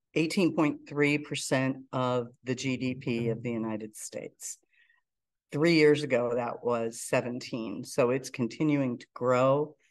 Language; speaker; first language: English; native; English